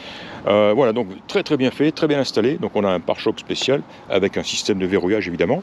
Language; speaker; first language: French; native; French